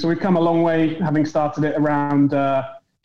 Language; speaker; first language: English; native; English